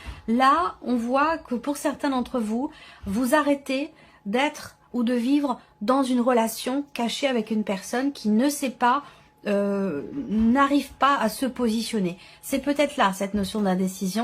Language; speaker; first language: French; native; French